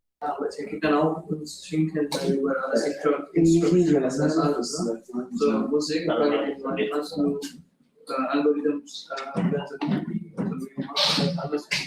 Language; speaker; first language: German; non-native, learner; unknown